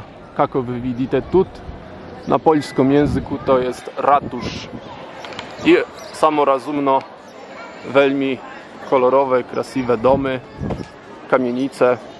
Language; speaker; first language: Polish; non-native, learner; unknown